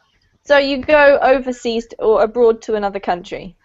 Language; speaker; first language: English; native; English